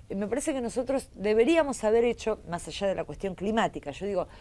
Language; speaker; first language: Spanish; native; Spanish